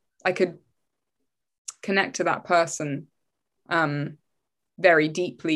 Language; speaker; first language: English; native; English